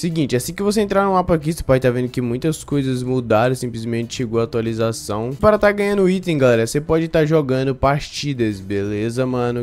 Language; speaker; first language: Portuguese; native; Portuguese